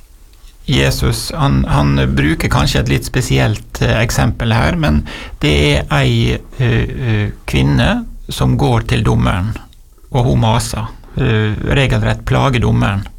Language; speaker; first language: Norwegian; native; Norwegian